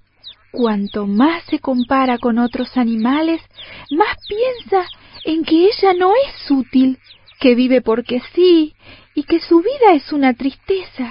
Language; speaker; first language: Spanish; native; Spanish